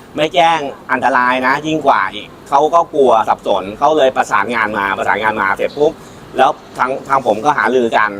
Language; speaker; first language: Thai; native; Thai